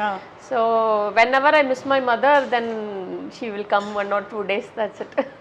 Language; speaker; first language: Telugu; non-native, learner; Tamil